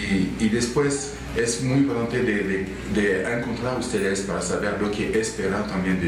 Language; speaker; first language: Spanish; non-native, learner; French